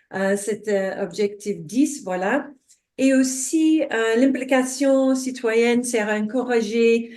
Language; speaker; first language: French; non-native, fluent; English